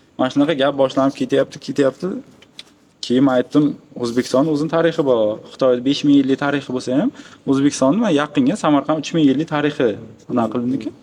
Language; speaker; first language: Uzbek; native; Uzbek